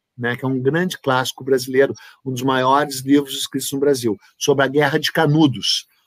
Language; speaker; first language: Portuguese; native; Portuguese